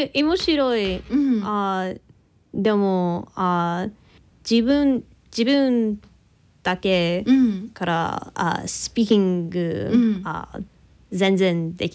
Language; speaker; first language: Japanese; non-native, learner; English